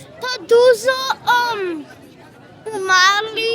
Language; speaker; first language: Polish; early bilingual, heritage; English